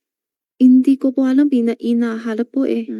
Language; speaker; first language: Filipino; non-native, learner; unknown